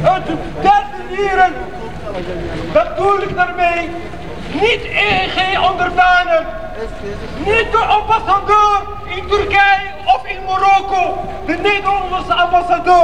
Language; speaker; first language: Dutch; non-native, fluent; Arabic